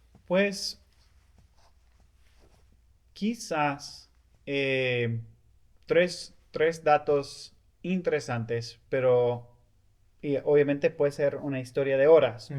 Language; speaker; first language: Spanish; non-native, fluent; English